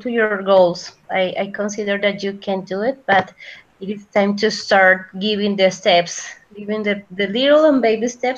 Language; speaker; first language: English; non-native, fluent; Spanish